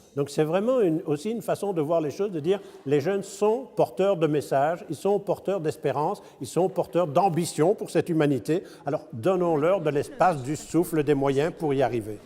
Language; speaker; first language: French; native; French